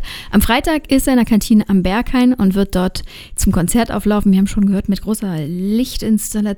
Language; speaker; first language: German; native; German